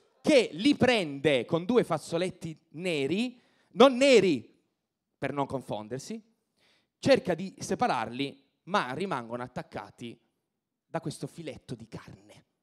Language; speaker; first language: Italian; native; Italian